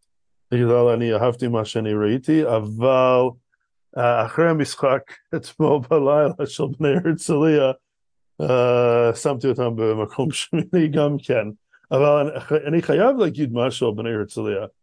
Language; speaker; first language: Hebrew; non-native, fluent; English